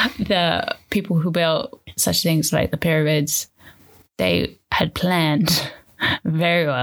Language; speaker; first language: English; native; English